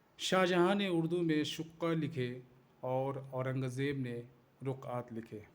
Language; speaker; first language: Urdu; native; Urdu